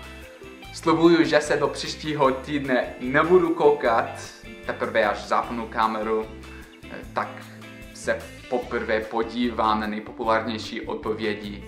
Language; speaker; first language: Czech; non-native, fluent; English